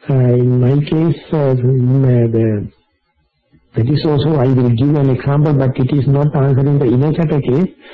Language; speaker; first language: English; non-native, local second language; Sinhala